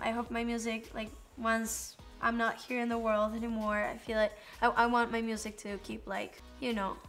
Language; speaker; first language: English; non-native, fluent; Spanish